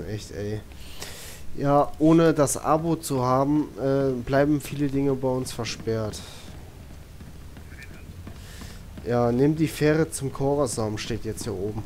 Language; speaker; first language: German; native; German